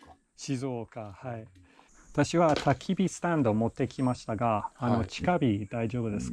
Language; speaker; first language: Japanese; non-native, learner; English